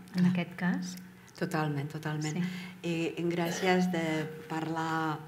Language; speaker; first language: Catalan; non-native, fluent; Czech